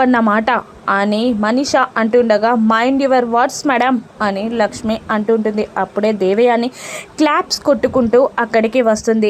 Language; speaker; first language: Telugu; native; Telugu